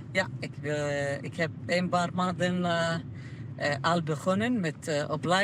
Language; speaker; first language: Dutch; non-native, learner; Arabic